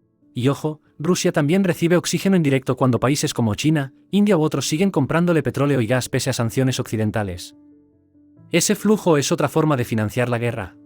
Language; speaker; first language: Spanish; native; Spanish